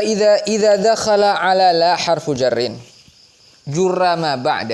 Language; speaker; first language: Arabic; non-native, fluent; Indonesian